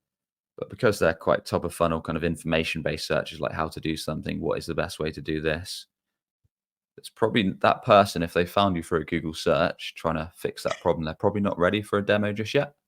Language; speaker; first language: English; native; English